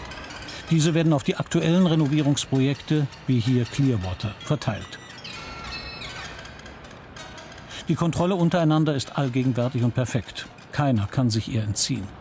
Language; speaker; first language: German; native; German